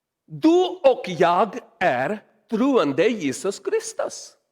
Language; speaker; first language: Swedish; non-native, learner; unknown